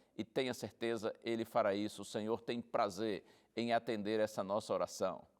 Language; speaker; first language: Portuguese; native; Portuguese